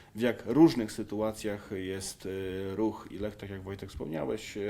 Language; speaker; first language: Polish; native; Polish